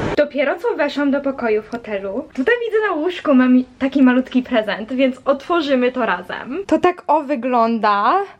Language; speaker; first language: Polish; early bilingual, heritage; Polish